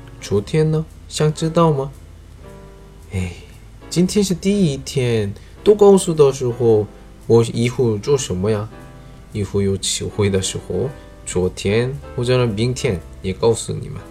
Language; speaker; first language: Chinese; non-native, learner; Korean